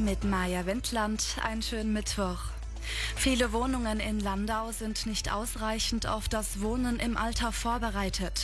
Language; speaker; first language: German; native; German